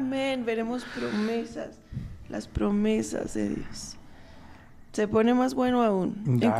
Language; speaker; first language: Spanish; native; Spanish